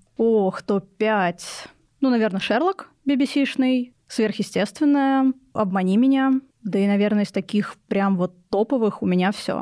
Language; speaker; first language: Russian; native; Russian